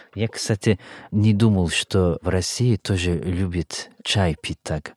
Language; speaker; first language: Russian; non-native, fluent; Turkish